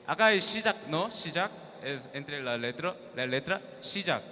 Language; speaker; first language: Spanish; non-native, learner; Korean